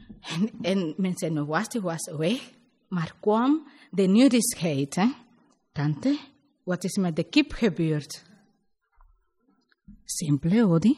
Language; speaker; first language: Dutch; non-native, learner; Spanish